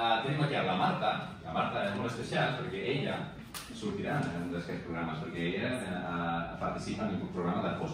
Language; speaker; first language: Catalan; non-native, fluent; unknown